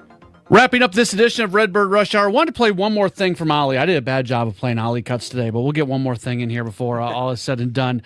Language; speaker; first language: English; native; English